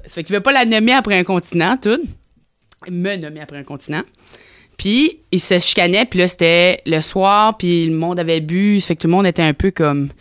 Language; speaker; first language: French; native; French